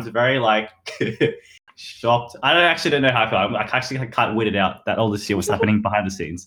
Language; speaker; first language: English; native; English